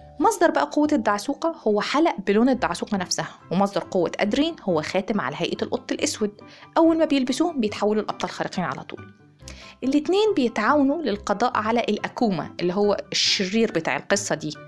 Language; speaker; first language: Arabic; native; Arabic